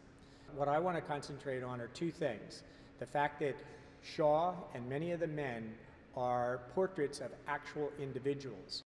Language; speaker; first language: English; native; English